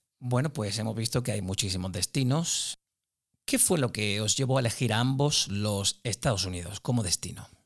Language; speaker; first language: Spanish; native; Spanish